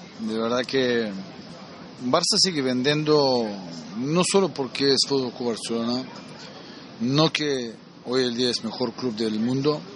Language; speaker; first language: Spanish; non-native, fluent; Bulgarian